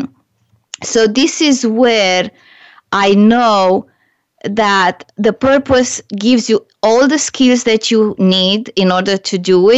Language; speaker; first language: English; non-native, fluent; Romanian